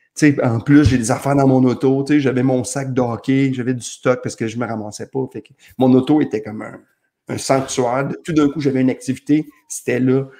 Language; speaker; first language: French; native; French